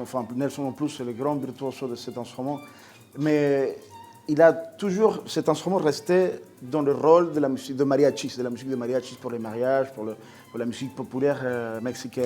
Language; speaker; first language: French; non-native, fluent; Spanish